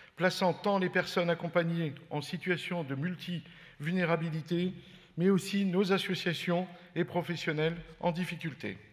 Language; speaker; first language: French; native; French